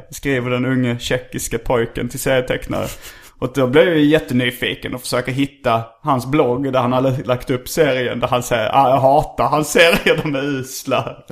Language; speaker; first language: Swedish; native; Swedish